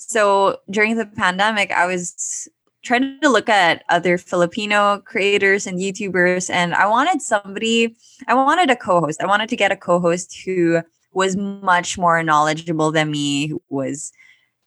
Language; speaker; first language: English; non-native, local second language; Filipino